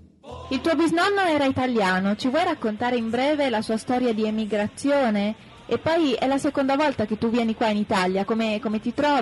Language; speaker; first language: Italian; native; Italian